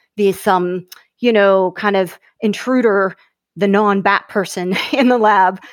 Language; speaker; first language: English; native; English